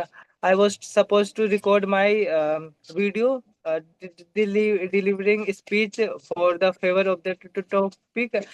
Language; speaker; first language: English; non-native, local second language; Hindi